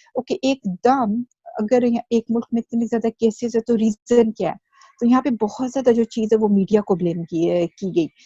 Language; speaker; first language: Urdu; early bilingual, heritage; Urdu